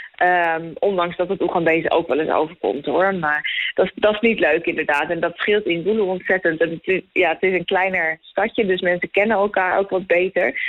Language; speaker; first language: Dutch; native; Dutch